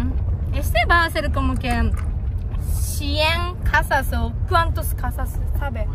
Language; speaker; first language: Spanish; non-native, fluent; Japanese